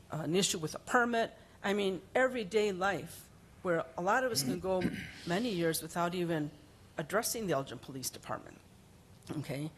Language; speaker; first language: English; early bilingual, other home language; Spanish